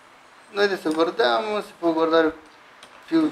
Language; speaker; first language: Italian; non-native, learner; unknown